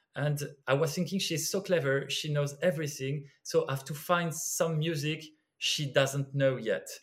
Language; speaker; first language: English; non-native, fluent; French